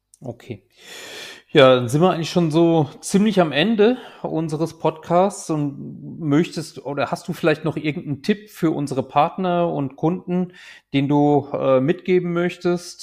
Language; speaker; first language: German; native; German